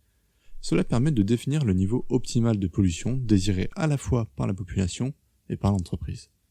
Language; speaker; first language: French; native; French